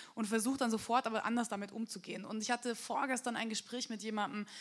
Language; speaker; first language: German; native; German